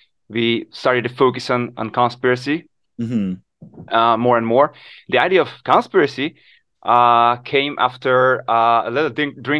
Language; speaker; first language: English; non-native, fluent; Hungarian